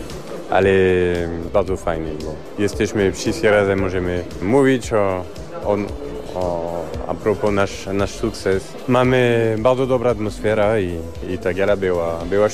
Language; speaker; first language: Polish; non-native, learner; French